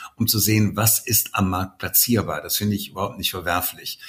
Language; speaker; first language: German; native; German